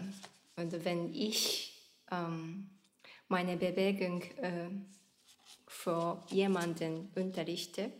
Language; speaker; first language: German; non-native, learner; Japanese